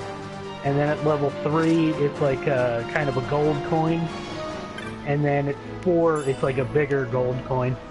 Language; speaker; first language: English; native; English